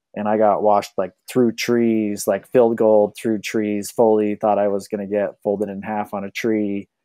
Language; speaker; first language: English; native; English